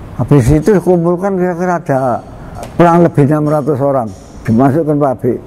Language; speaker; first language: Indonesian; non-native, local second language; Javanese